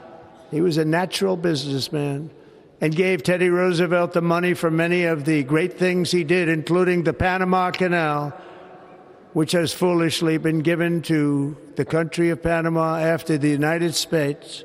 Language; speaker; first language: English; native; English